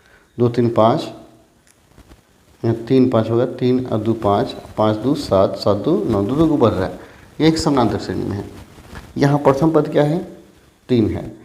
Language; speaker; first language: Hindi; native; Hindi